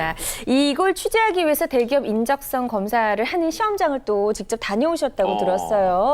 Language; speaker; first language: Korean; native; Korean